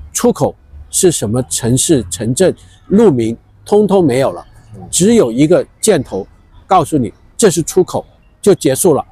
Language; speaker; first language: Chinese; native; Chinese